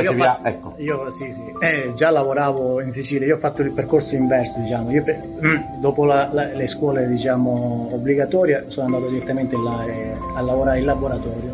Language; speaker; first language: Italian; native; Italian